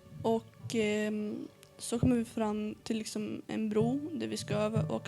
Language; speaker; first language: Swedish; early bilingual, other home language; Arabic